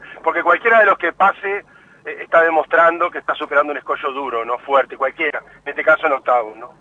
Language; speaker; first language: Spanish; native; Spanish